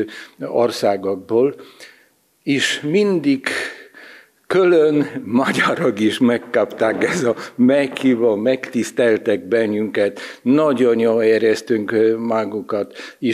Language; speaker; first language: Hungarian; non-native, learner; Polish